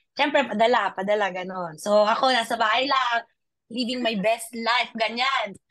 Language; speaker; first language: Filipino; native; Filipino